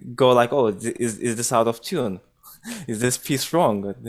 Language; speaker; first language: English; non-native, fluent; Turkish